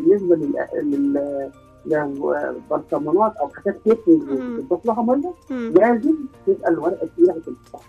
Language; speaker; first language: Arabic; native; Arabic